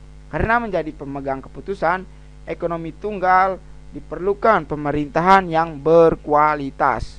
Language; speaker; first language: Indonesian; native; Indonesian